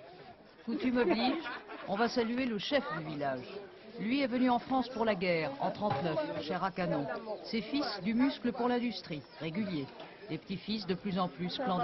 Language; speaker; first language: French; native; French